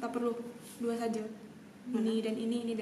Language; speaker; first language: Indonesian; non-native, learner; Chinese